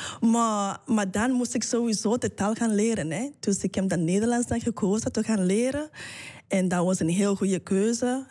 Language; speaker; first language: Dutch; non-native, fluent; English